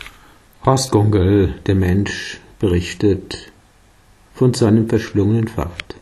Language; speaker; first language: German; native; German